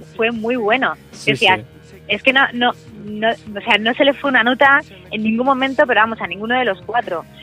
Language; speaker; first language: Spanish; native; Spanish